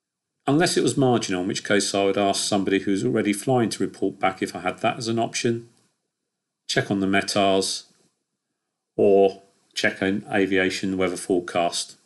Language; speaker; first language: English; native; English